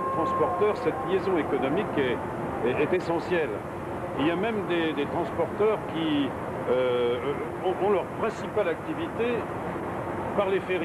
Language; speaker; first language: French; native; French